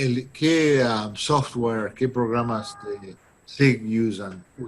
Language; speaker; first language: Spanish; non-native, fluent; English